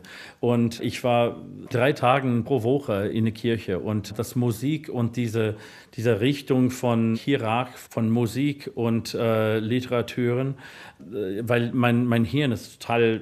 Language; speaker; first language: German; non-native, fluent; English